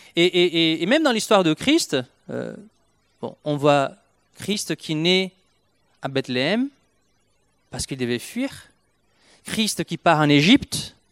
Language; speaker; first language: French; non-native, fluent; Portuguese